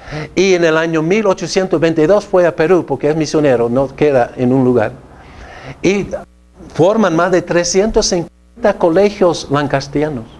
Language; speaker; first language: Spanish; non-native, fluent; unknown